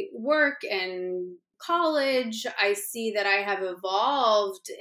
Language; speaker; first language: English; native; English